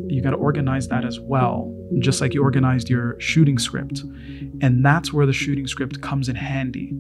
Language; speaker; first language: English; native; English